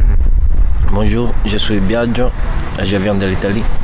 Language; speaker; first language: French; non-native, learner; Italian